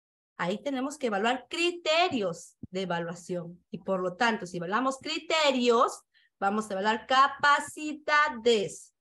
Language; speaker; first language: Spanish; native; Spanish